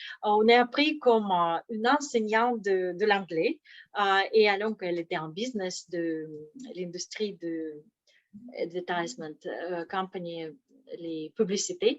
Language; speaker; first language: French; non-native, fluent; Russian